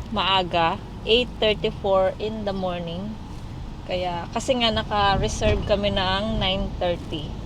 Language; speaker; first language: Filipino; native; Filipino